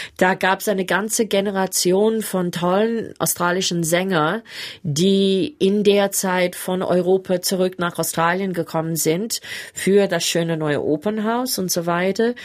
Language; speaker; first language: German; non-native, fluent; English